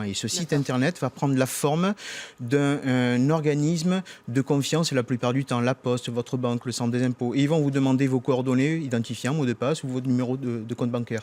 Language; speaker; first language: French; native; French